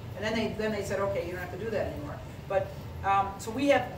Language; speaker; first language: English; native; English